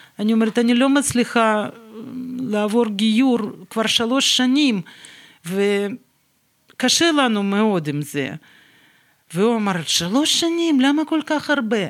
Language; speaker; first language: Hebrew; non-native, fluent; Russian